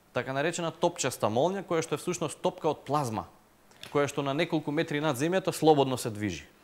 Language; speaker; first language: Macedonian; native; Macedonian